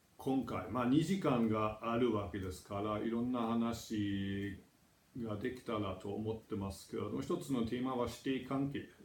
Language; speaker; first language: Japanese; non-native, fluent; German